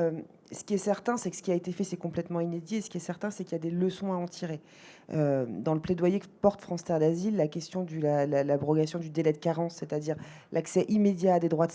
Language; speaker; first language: French; native; French